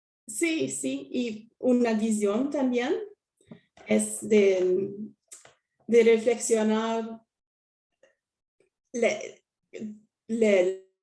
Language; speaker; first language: Spanish; non-native, learner; French